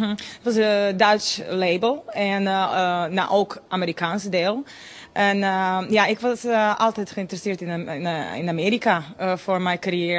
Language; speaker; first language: Dutch; non-native, fluent; Serbian